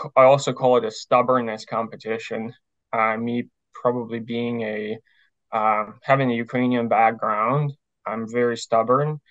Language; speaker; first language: English; non-native, fluent; Ukrainian